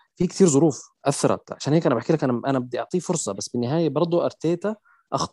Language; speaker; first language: Arabic; native; Arabic